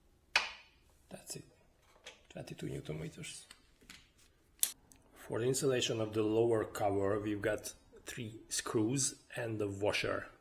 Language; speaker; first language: English; non-native, fluent; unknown